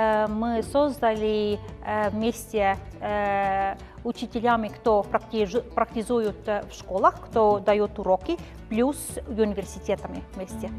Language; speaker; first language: Russian; non-native, fluent; Estonian